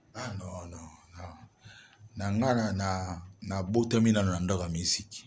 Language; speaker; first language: Lingala; native; Lingala